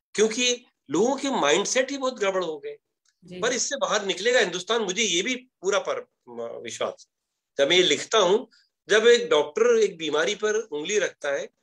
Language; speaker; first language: Hindi; native; Hindi